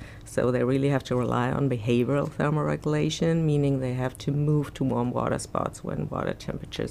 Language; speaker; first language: English; non-native, fluent; German